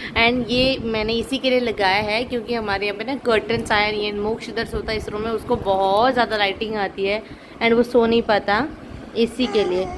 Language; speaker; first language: Hindi; non-native, local second language; Odia